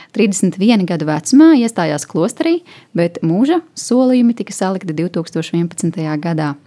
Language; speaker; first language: Latvian; native; Latvian